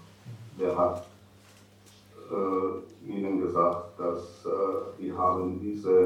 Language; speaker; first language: German; non-native, fluent; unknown